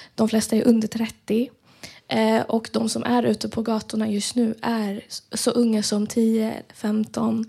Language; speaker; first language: Swedish; early bilingual, other home language; Persian